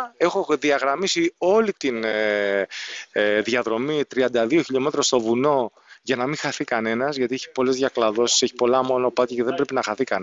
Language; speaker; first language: Greek; native; Greek